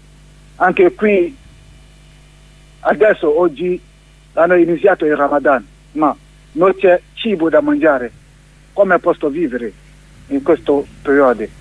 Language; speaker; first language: Italian; non-native, learner; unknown